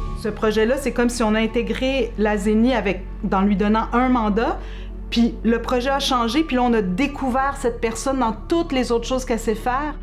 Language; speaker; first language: French; native; French